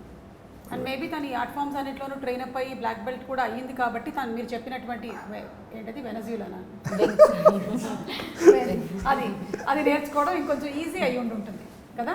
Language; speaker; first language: Telugu; native; Telugu